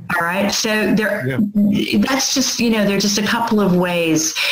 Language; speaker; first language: English; native; English